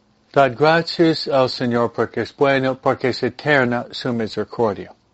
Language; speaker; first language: Spanish; non-native, learner; English